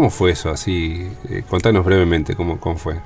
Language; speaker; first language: Spanish; native; Spanish